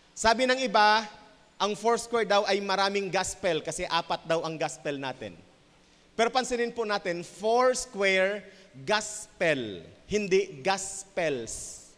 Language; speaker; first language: Filipino; non-native, local second language; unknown